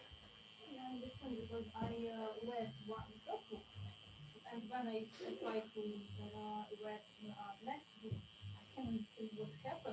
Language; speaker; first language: English; non-native, fluent; Ukrainian